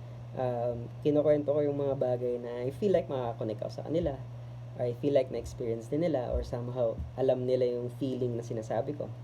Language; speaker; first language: Filipino; native; Filipino